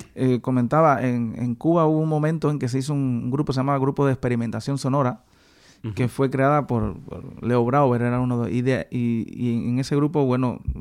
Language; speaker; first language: Spanish; native; Spanish